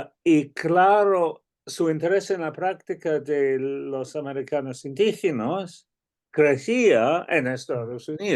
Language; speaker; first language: Spanish; non-native, fluent; English